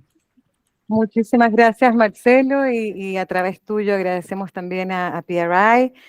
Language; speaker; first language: Spanish; native; Spanish